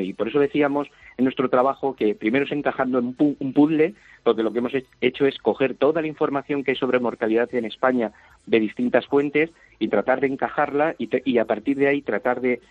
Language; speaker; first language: Spanish; native; Spanish